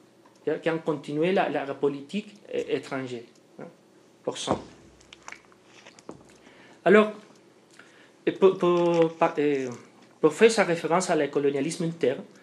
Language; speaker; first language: French; non-native, fluent; Spanish